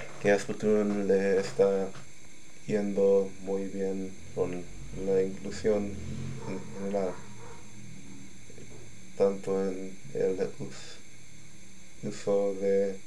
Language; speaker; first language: Spanish; non-native, learner; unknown